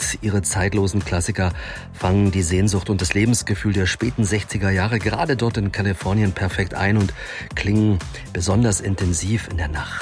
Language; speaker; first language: German; native; German